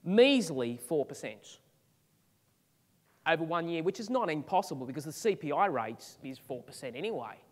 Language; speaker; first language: English; native; English